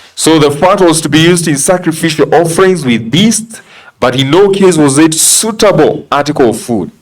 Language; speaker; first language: English; non-native, local second language; Swahili